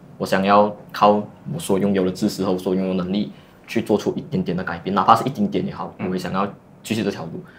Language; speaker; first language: Chinese; native; Chinese